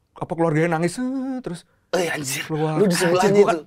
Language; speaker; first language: Indonesian; native; Indonesian